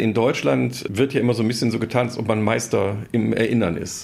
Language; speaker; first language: German; native; German